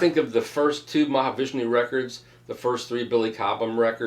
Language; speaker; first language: English; native; English